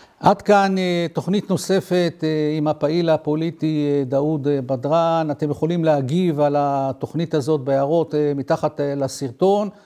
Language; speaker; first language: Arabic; non-native, local second language; Hebrew